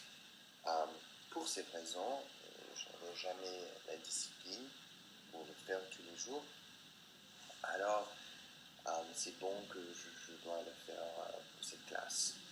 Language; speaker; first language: French; non-native, learner; English